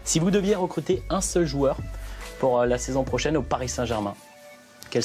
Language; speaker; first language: French; native; French